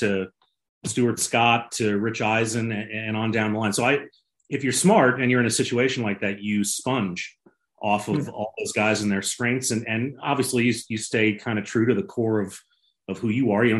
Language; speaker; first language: English; native; English